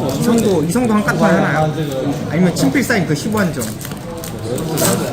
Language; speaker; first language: Korean; native; Korean